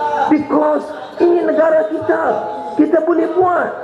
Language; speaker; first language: Malay; native; Malay